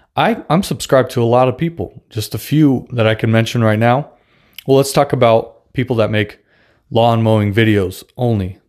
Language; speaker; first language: English; non-native, fluent; Russian